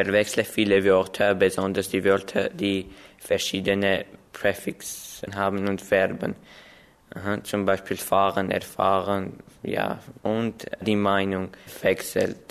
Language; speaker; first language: German; non-native, learner; Armenian